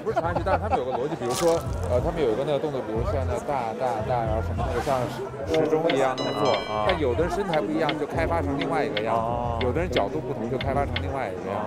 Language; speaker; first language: Chinese; native; Chinese